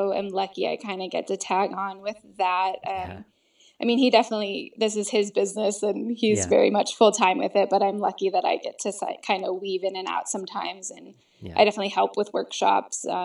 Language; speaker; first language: English; native; English